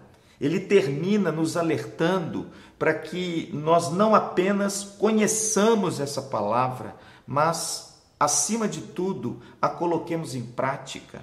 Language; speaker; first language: Portuguese; native; Portuguese